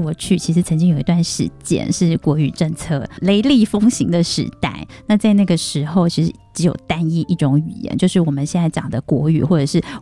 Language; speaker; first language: Chinese; non-native, local second language; Min Nan Chinese